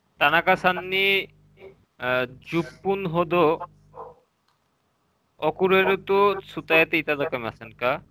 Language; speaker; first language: Japanese; non-native, learner; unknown